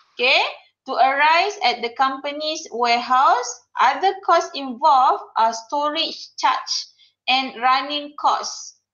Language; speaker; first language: English; non-native, local second language; Malay